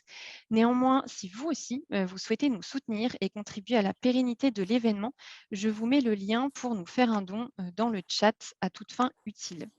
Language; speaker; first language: French; native; French